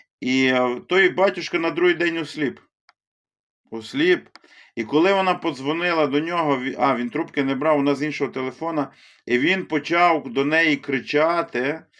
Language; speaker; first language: Ukrainian; native; Ukrainian